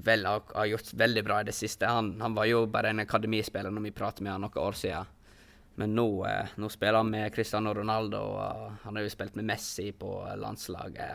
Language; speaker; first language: Norwegian; early bilingual, heritage; Norwegian